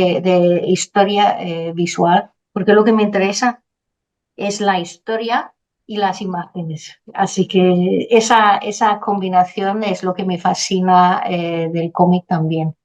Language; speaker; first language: Spanish; non-native, fluent; Danish